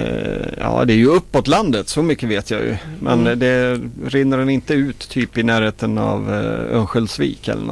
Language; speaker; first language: Swedish; native; Swedish